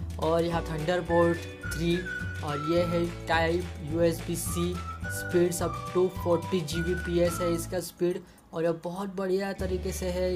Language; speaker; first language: Hindi; non-native, local second language; Marathi